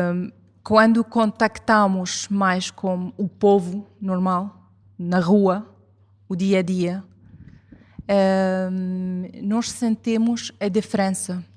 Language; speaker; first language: Portuguese; non-native, fluent; Arabic